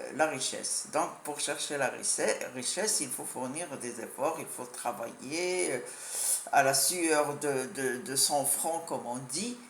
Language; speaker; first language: French; non-native, local second language; Arabic